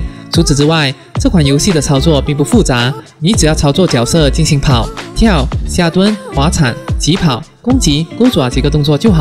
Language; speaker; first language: Chinese; native; Chinese